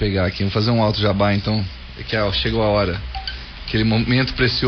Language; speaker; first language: Portuguese; native; Portuguese